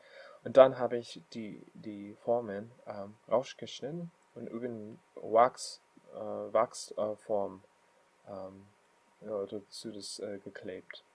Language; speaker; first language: German; non-native, learner; English